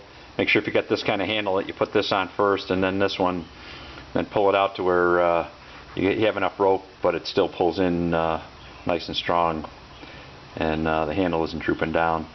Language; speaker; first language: English; native; English